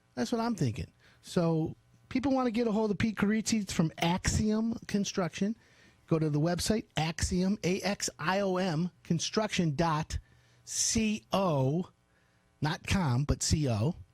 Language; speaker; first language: English; native; English